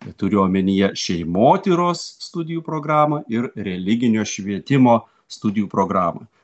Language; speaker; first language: Lithuanian; native; Lithuanian